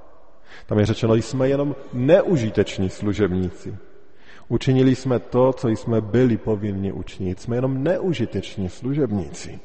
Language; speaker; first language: Czech; native; Czech